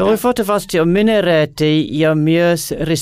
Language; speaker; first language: Finnish; non-native, learner; English